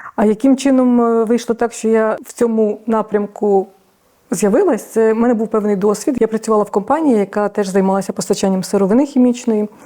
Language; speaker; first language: Ukrainian; native; Ukrainian